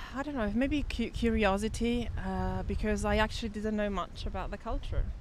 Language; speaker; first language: English; non-native, fluent; Italian